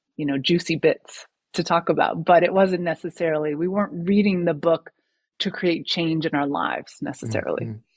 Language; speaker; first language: English; native; English